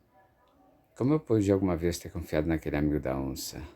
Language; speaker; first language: Portuguese; native; Portuguese